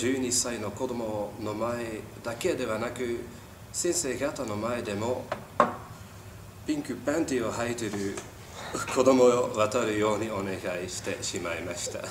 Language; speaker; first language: Japanese; non-native, learner; Dutch